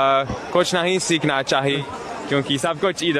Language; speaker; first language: Hindi; non-native, learner; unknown